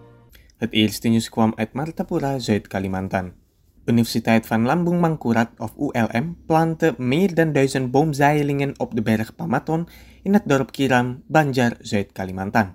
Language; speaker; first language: Dutch; non-native, fluent; Indonesian